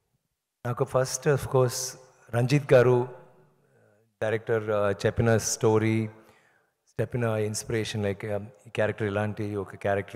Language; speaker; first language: Telugu; non-native, learner; Tamil